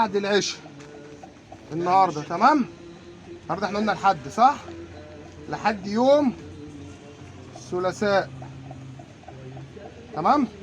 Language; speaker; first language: Arabic; native; Arabic